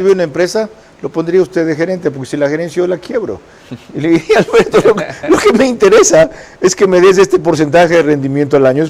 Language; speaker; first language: Spanish; native; Spanish